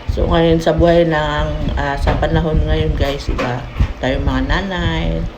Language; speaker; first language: Filipino; non-native, local second language; Cebuano